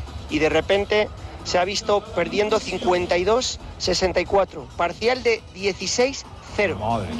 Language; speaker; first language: Spanish; native; Spanish